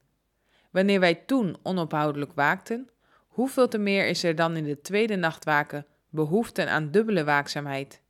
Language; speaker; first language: Dutch; native; Dutch